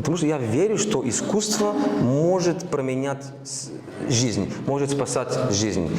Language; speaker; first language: Russian; non-native, learner; Bulgarian